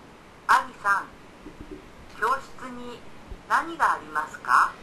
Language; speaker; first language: Japanese; non-native, learner; Indonesian